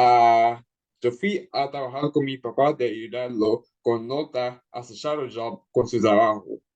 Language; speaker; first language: Spanish; early bilingual, heritage; Spanish